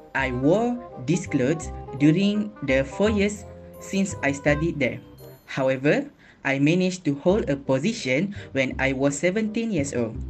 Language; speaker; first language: English; non-native, local second language; Malay